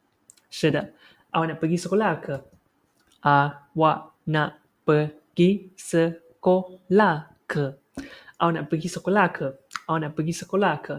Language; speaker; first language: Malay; non-native, local second language; Chinese